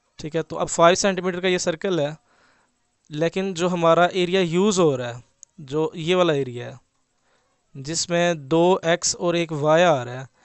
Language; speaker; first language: Urdu; native; Urdu